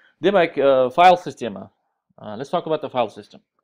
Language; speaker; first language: English; non-native, fluent; Uzbek